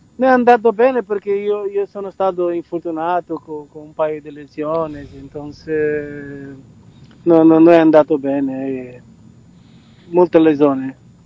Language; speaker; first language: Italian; non-native, learner; Portuguese